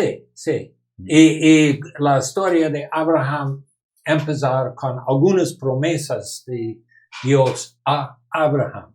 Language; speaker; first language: Spanish; non-native, learner; English